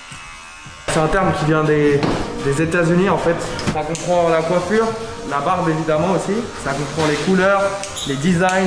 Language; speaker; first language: French; native; French